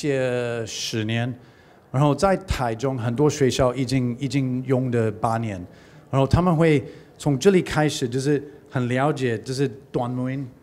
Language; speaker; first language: Chinese; non-native, learner; English